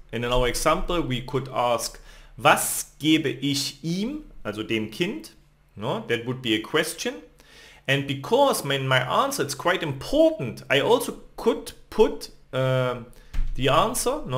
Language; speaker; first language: English; non-native, fluent; German